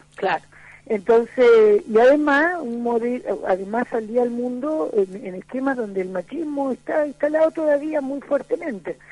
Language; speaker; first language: Spanish; native; Spanish